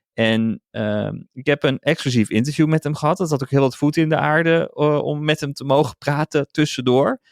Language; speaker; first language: Dutch; native; Dutch